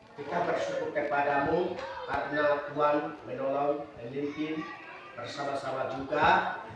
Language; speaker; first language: Indonesian; non-native, local second language; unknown